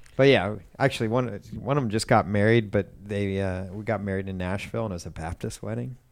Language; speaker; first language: English; native; English